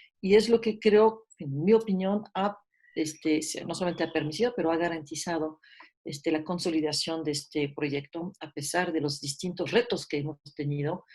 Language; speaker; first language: Spanish; early bilingual, heritage; French